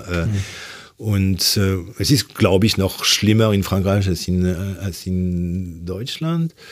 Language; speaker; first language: German; non-native, fluent; French